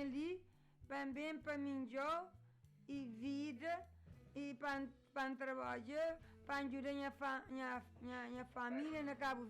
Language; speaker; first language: Portuguese; non-native, learner; Kabuverdianu